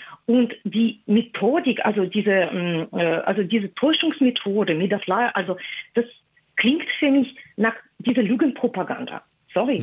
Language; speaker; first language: German; non-native, fluent; Russian